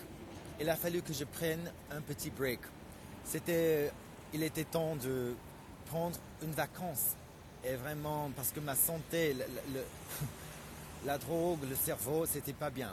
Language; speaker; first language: French; non-native, fluent; English